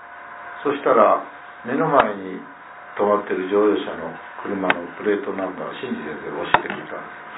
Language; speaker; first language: Japanese; native; Japanese